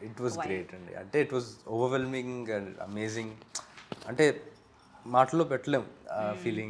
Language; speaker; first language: Telugu; native; Telugu